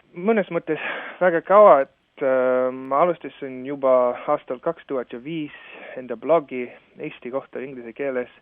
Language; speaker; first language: Estonian; non-native, fluent; English